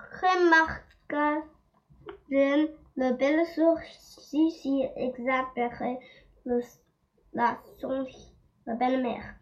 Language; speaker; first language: French; non-native, learner; Chinese